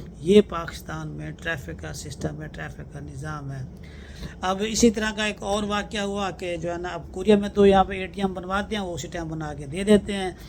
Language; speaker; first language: Urdu; non-native, local second language; Punjabi